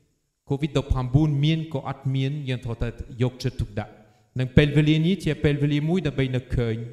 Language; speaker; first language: Khmer; non-native, fluent; French